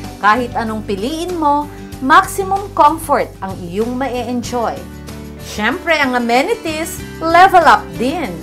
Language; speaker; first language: Filipino; native; Filipino